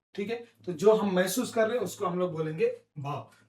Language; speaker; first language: Hindi; non-native, local second language; Telugu